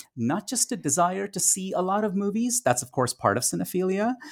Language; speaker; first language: English; non-native, local second language; Tamil